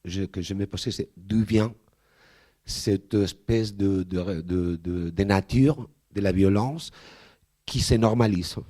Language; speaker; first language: French; non-native, fluent; Spanish